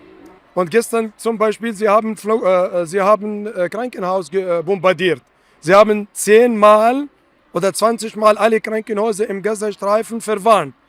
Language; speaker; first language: German; non-native, fluent; Arabic